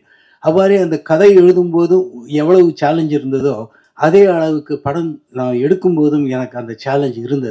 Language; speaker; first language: Tamil; native; Tamil